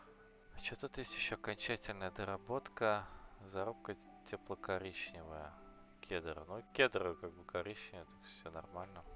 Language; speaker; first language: Russian; native; Russian